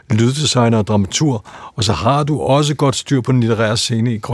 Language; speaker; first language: Danish; native; Danish